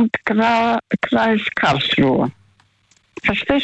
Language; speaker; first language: German; early bilingual, other home language; Russian